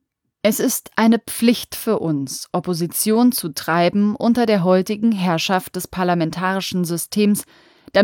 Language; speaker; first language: German; native; German